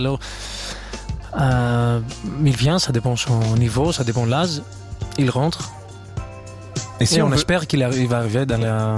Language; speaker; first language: French; non-native, fluent; Greek